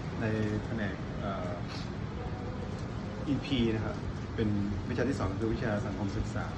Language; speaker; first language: Thai; native; Thai